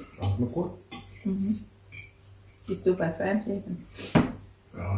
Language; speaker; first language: German; non-native, learner; Thai